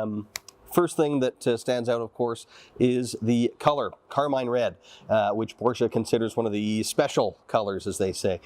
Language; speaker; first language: English; native; English